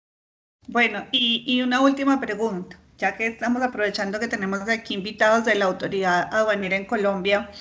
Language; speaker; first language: Spanish; native; Spanish